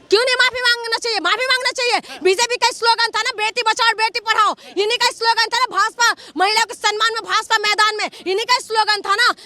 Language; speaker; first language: Hindi; non-native, local second language; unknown